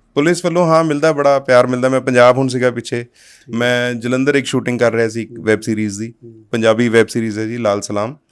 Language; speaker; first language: Punjabi; non-native, local second language; Hindi